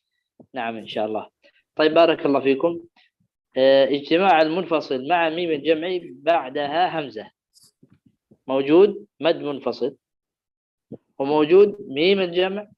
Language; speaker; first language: Arabic; native; Arabic